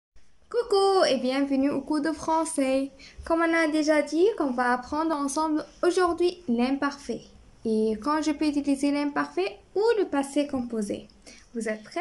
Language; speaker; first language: French; non-native, fluent; Arabic